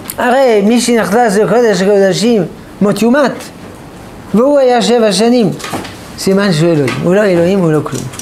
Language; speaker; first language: Hebrew; non-native, fluent; French